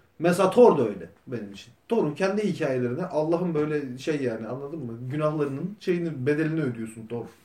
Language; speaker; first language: Turkish; native; Turkish